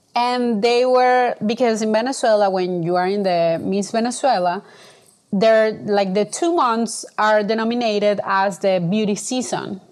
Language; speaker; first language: English; non-native, fluent; Spanish